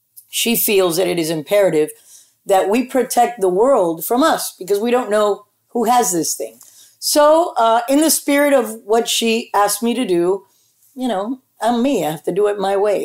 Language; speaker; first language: English; early bilingual, other home language; Spanish